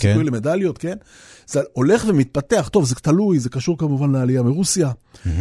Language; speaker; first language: Hebrew; native; Hebrew